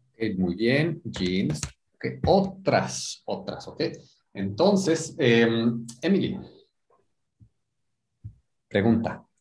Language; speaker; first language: Spanish; non-native, fluent; English